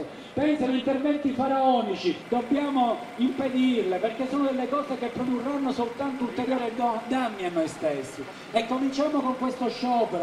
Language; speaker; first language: Italian; native; Italian